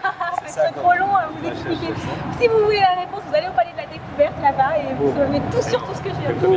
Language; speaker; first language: French; native; French